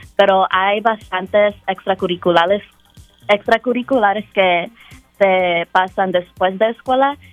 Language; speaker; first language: Spanish; early bilingual, heritage; Spanish